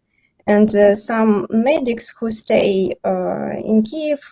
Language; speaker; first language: English; non-native, learner; Ukrainian